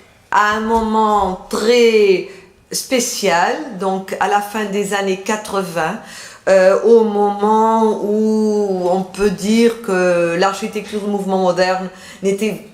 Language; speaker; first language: French; non-native, fluent; Portuguese